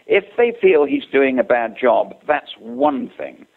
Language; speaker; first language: English; native; English